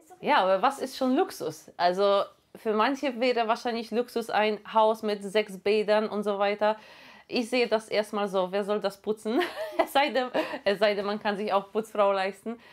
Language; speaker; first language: German; non-native, fluent; Polish